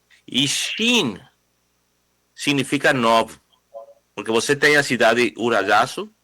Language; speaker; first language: Portuguese; non-native, fluent; Spanish